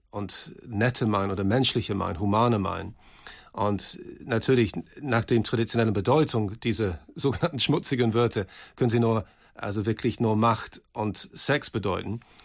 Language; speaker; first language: German; native; German